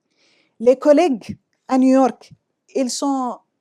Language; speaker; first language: French; non-native, fluent; Arabic